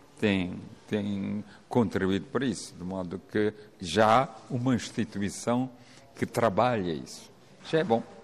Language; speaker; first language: Portuguese; non-native, local second language; Kabuverdianu